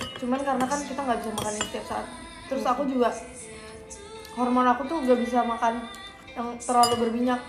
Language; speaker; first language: Indonesian; native; Indonesian